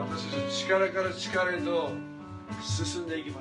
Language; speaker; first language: Japanese; non-native, fluent; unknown